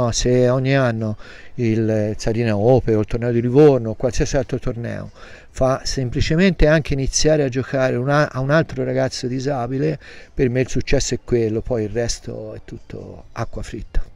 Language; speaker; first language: Italian; native; Italian